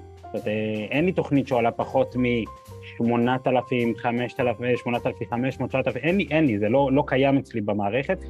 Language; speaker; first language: Hebrew; native; Hebrew